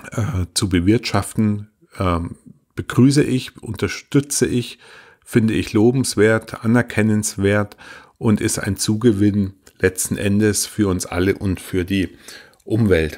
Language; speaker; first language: German; native; German